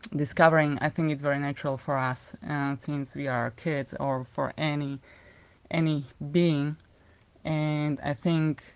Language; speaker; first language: English; non-native, fluent; Slovak